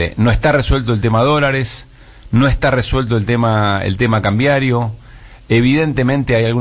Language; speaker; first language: Spanish; native; Spanish